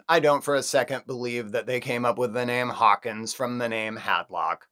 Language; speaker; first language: English; native; English